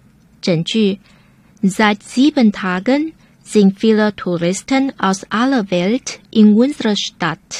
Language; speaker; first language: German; non-native, fluent; Chinese